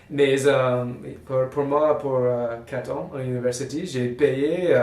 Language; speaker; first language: French; non-native, learner; English